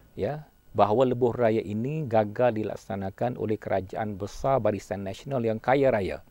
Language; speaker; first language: Malay; native; Malay